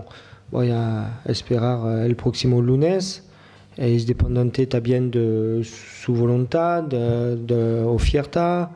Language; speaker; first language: Spanish; non-native, learner; French